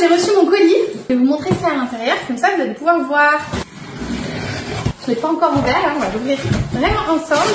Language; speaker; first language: French; native; French